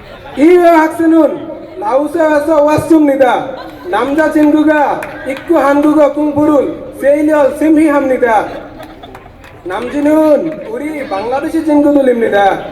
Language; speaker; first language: Korean; non-native, learner; Bangla